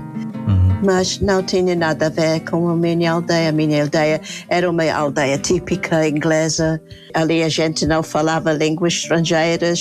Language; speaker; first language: Portuguese; non-native, fluent; English